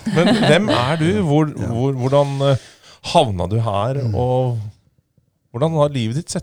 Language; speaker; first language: Norwegian; native; Norwegian